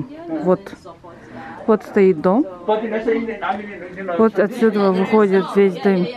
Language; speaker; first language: Russian; non-native, local second language; Kazakh